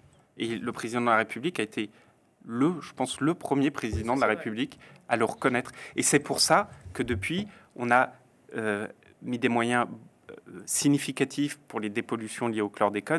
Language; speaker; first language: French; native; French